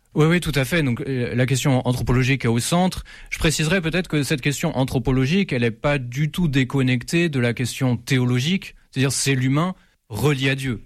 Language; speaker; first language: French; native; French